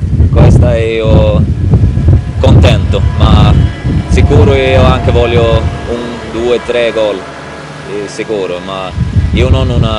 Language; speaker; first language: Italian; non-native, learner; Swedish